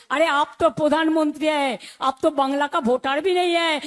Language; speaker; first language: Hindi; non-native, local second language; Bangla